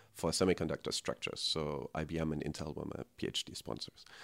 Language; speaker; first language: English; non-native, fluent; German